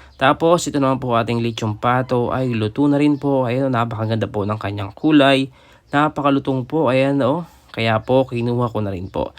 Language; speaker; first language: Filipino; native; Filipino